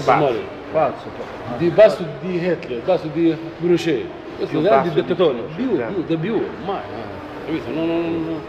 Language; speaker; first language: Italian; non-native, learner; Arabic